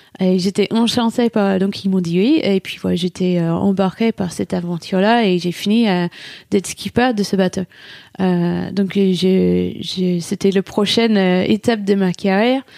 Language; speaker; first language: French; non-native, fluent; English